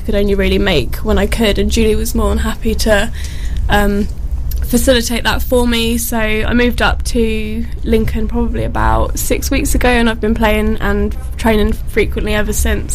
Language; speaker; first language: English; native; English